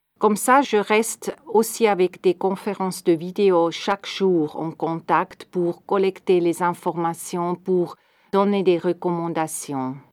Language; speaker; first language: French; non-native, fluent; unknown